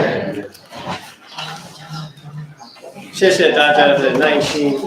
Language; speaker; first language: Chinese; early bilingual, heritage; Chinese